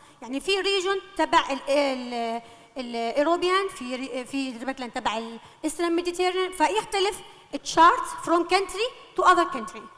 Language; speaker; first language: Arabic; native; Arabic